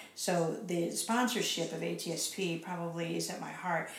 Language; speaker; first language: English; native; English